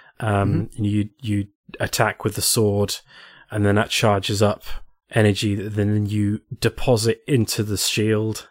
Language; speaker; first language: English; native; English